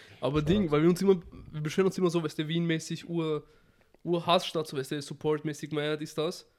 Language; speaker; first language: German; native; German